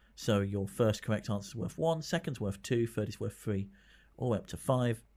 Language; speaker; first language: English; native; English